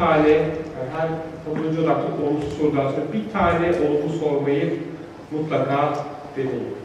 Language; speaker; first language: Turkish; native; Turkish